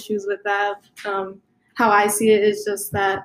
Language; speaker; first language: English; native; English